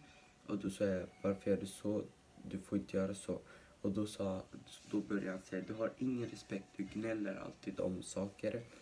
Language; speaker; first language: Swedish; early bilingual, other home language; Somali